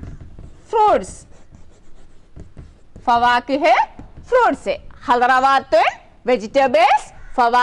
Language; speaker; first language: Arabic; non-native, fluent; Malayalam